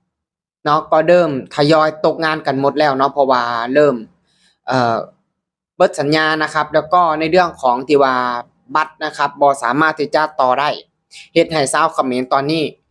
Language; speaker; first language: Thai; non-native, local second language; Lao